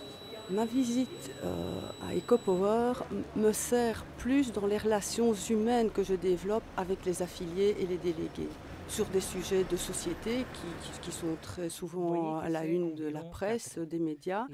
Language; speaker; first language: French; native; French